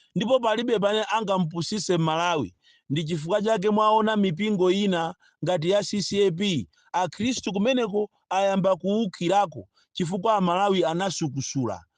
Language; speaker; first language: Nyanja; non-native, local second language; Yao